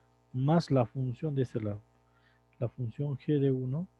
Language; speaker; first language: Spanish; native; Spanish